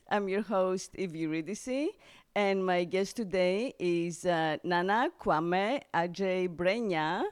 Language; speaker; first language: English; non-native, fluent; Greek